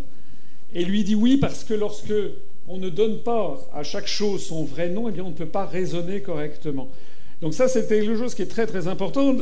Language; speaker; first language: French; native; French